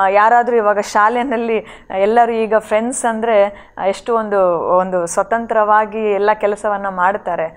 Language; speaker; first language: Kannada; native; Kannada